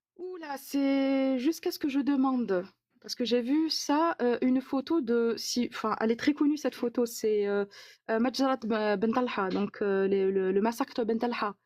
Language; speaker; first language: French; non-native, local second language; Arabic